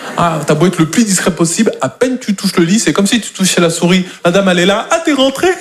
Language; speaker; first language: French; native; French